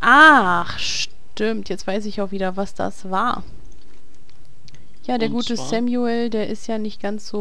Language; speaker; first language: German; native; German